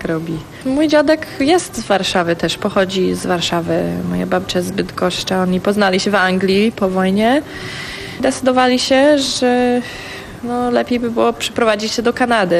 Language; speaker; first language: Polish; non-native, fluent; English